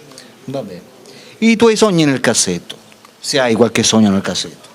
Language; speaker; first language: Italian; native; Italian